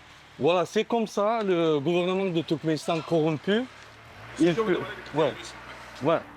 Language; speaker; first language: French; non-native, fluent; Turkmen